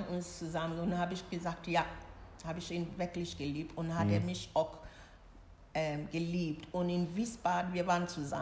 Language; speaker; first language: German; non-native, learner; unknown